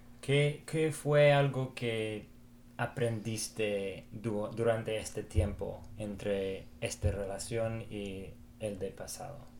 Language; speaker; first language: Spanish; non-native, fluent; English